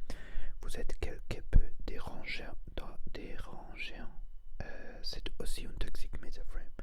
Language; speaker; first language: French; non-native, learner; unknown